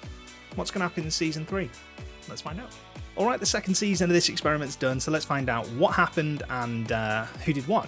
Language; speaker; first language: English; native; English